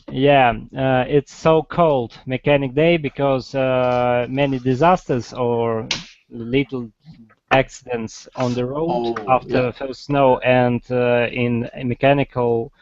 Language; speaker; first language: English; non-native, fluent; Russian